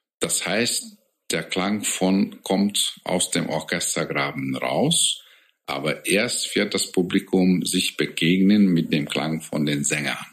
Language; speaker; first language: German; non-native, fluent; Hungarian